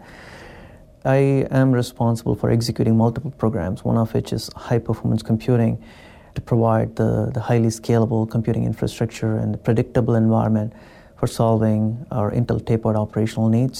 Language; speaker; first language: English; non-native, local second language; Tamil